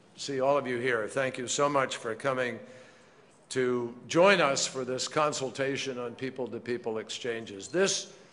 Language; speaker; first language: English; native; English